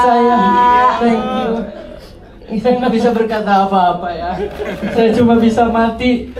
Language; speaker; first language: Indonesian; non-native, local second language; Sundanese